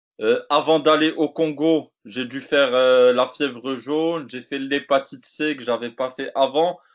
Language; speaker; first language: French; native; French